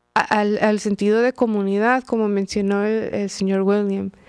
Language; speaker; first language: Spanish; early bilingual, heritage; Spanish